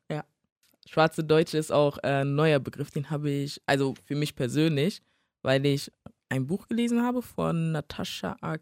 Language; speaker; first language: German; early bilingual, other home language; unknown